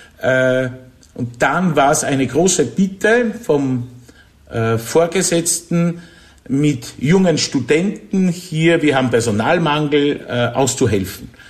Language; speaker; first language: German; non-native, fluent; Polish